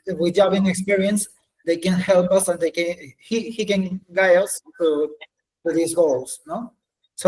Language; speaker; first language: English; non-native, learner; Spanish